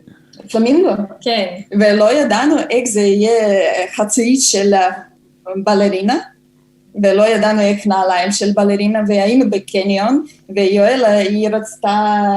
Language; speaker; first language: Hebrew; non-native, fluent; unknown